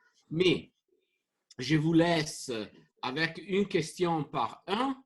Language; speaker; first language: French; non-native, fluent; Italian